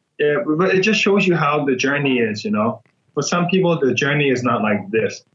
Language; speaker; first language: English; non-native, fluent; Burmese